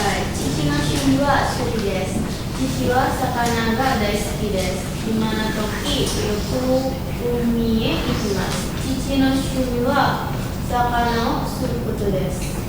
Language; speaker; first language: Japanese; non-native, learner; Indonesian